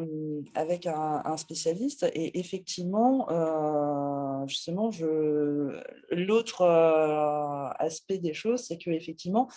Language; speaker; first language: French; native; French